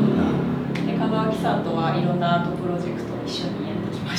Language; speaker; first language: Japanese; native; Japanese